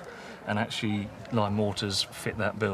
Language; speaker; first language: English; native; English